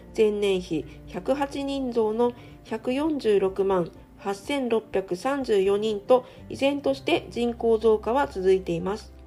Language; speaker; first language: Japanese; non-native, fluent; Chinese